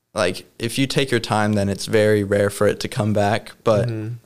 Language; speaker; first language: English; native; English